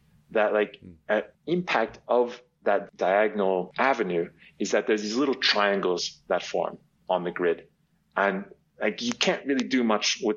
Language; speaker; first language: English; native; English